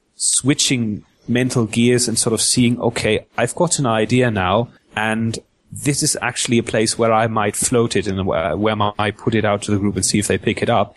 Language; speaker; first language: English; non-native, fluent; German